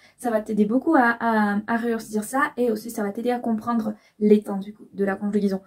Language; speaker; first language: French; non-native, fluent; Spanish